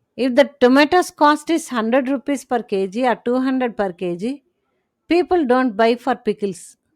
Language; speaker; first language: English; non-native, local second language; Telugu